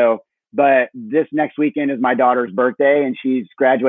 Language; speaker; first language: English; native; English